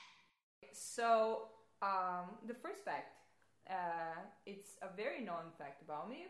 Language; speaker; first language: English; non-native, fluent; Portuguese